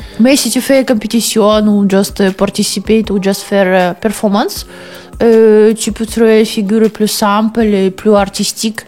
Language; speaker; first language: French; non-native, learner; Russian